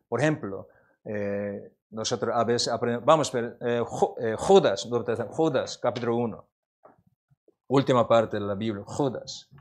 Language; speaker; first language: Spanish; non-native, learner; Korean